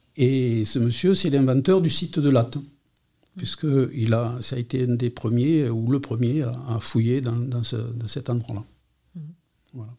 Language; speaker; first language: French; non-native, local second language; Catalan